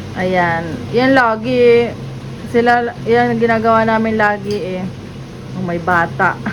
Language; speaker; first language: Filipino; native; Filipino